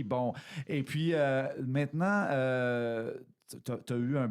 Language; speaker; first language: French; native; French